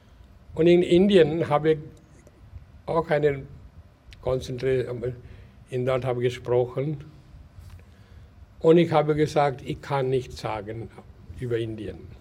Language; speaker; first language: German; non-native, learner; Hindi